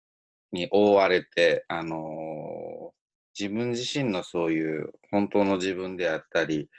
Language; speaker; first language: Japanese; native; Japanese